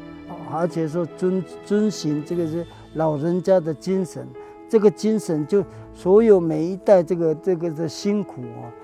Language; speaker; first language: Chinese; non-native, local second language; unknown